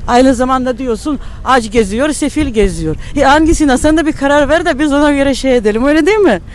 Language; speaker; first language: Turkish; non-native, fluent; Ukrainian